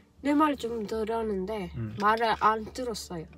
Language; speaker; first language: Korean; non-native, learner; Arabic